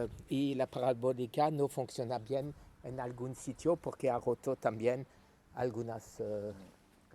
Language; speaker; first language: Spanish; non-native, learner; French